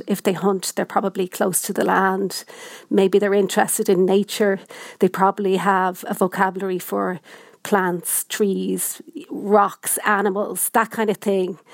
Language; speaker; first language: English; native; English